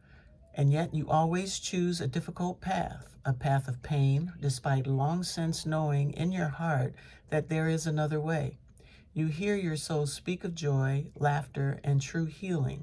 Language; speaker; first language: English; native; English